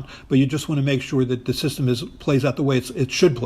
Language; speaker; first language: English; native; English